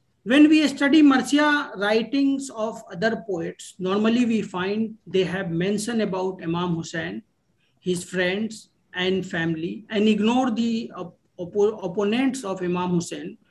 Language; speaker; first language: English; non-native, local second language; Urdu